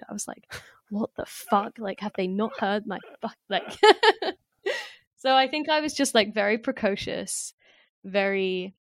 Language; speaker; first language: English; native; English